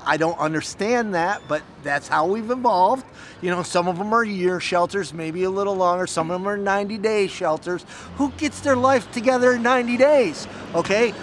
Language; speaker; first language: English; native; English